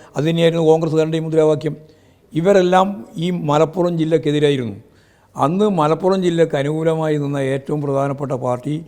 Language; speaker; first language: Malayalam; native; Malayalam